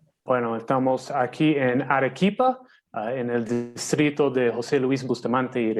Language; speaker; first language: Spanish; non-native, fluent; English